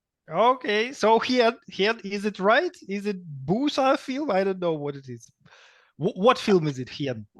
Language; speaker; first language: English; non-native, fluent; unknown